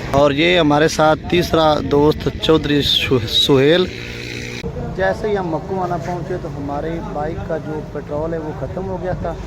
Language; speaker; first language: Urdu; non-native, local second language; Punjabi